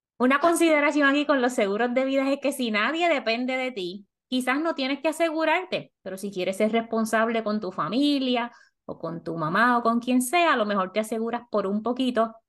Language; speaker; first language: Spanish; native; Spanish